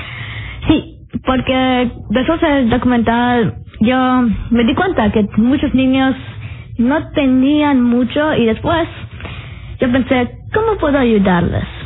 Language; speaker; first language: Spanish; early bilingual, heritage; Spanish